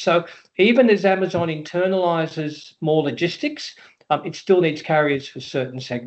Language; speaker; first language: English; native; English